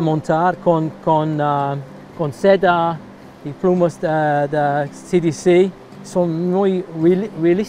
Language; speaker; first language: Spanish; non-native, learner; English